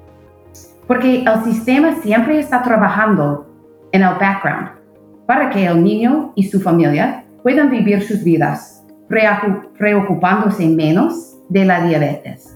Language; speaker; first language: Spanish; non-native, fluent; English